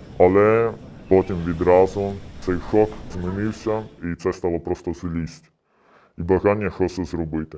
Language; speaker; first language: Ukrainian; early bilingual, heritage; Ukrainian